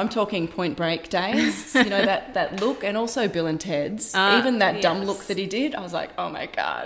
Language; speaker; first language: English; native; English